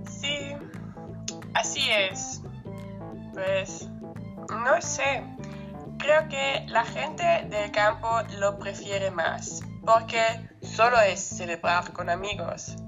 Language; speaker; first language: Spanish; non-native, learner; German